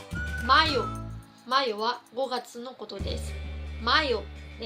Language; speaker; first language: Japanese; non-native, fluent; Cebuano